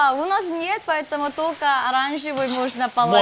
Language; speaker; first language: Russian; non-native, fluent; Korean